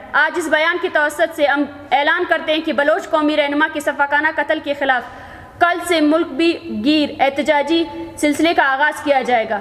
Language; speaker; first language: Urdu; non-native, local second language; Baluchi